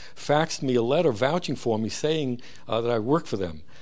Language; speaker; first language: English; early bilingual, other home language; Hebrew